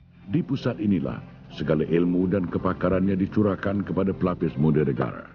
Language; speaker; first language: Malay; native; Malay